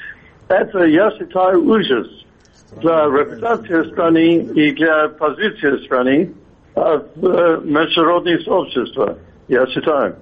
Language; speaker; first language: Russian; non-native, fluent; English